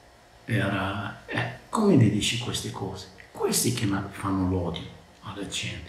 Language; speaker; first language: Italian; non-native, learner; Arabic